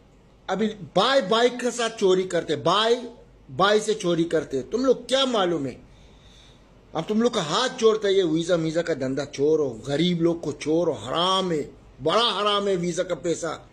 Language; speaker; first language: Hindi; non-native, learner; Arabic